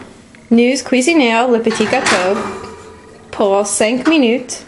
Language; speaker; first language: French; non-native, learner; English